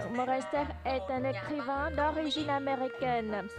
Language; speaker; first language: French; non-native, fluent; Vietnamese